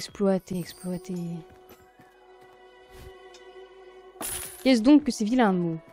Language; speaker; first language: French; native; French